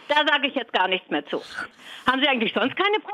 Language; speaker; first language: German; native; German